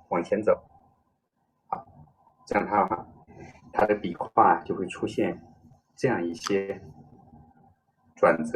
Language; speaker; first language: Chinese; native; Chinese